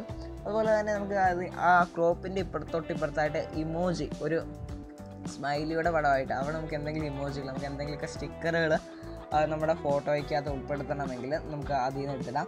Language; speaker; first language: Malayalam; native; Malayalam